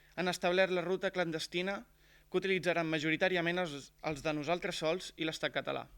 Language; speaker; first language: Catalan; native; Catalan